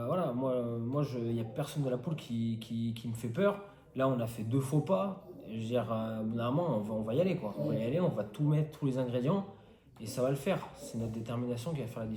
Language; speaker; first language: French; native; French